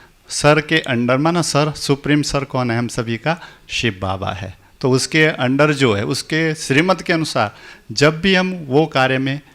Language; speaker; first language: Hindi; native; Hindi